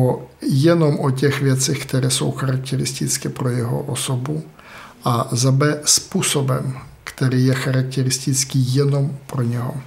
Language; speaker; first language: Czech; non-native, fluent; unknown